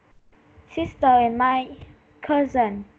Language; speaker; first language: English; non-native, learner; Vietnamese